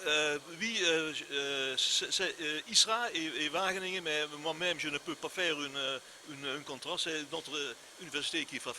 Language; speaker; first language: French; non-native, fluent; Dutch